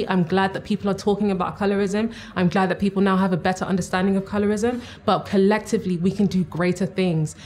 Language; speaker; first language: English; native; English